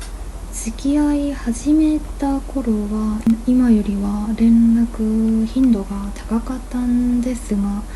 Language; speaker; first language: Japanese; non-native, fluent; Korean